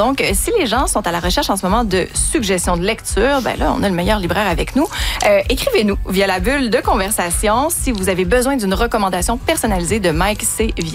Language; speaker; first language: French; native; French